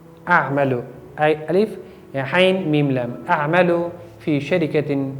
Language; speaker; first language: Arabic; non-native, fluent; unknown